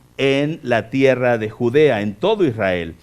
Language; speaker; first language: Spanish; native; Spanish